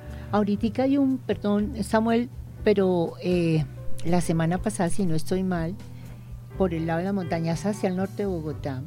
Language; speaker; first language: Spanish; native; Spanish